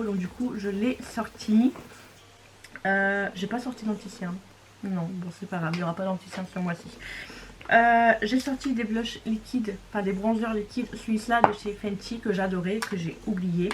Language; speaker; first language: French; native; French